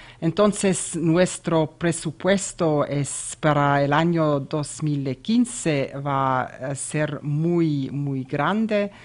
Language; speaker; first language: Spanish; non-native, learner; German